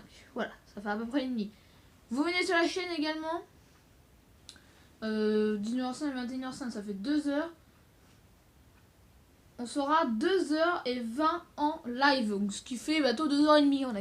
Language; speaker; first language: French; native; French